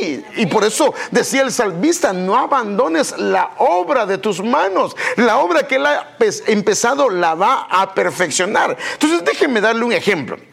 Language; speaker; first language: Spanish; native; Spanish